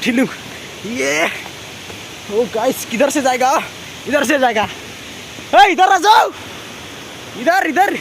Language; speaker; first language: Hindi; non-native, local second language; Assamese